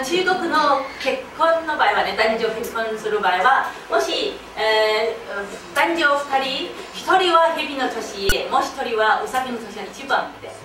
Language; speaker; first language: Japanese; non-native, fluent; Chinese